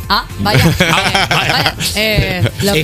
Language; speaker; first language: Spanish; native; Spanish